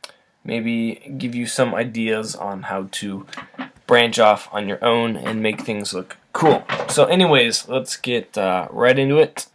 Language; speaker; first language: English; native; English